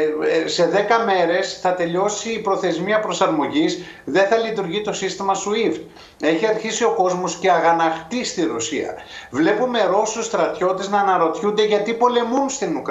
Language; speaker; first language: Greek; native; Greek